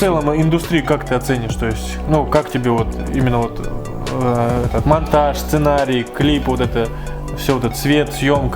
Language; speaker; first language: Russian; native; Russian